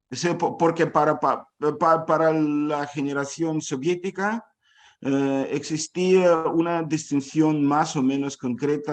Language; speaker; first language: Spanish; non-native, fluent; Ukrainian